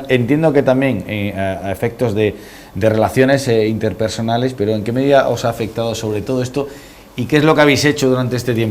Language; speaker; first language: Spanish; native; Spanish